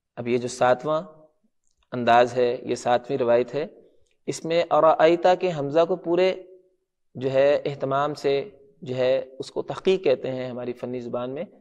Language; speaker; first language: Urdu; non-native, local second language; Punjabi